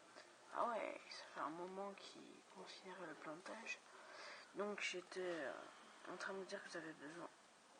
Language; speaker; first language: French; native; French